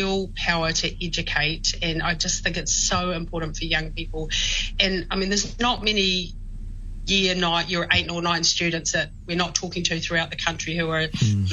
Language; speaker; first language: English; native; English